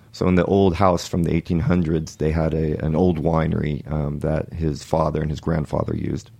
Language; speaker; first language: English; native; English